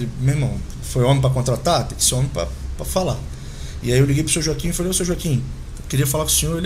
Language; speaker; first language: Portuguese; native; Portuguese